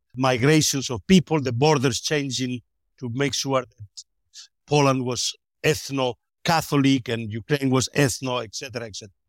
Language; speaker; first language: English; non-native, fluent; Spanish